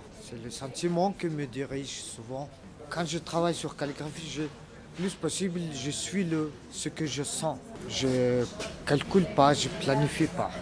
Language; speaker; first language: French; non-native, learner; Mongolian